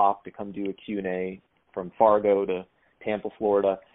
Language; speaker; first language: English; native; English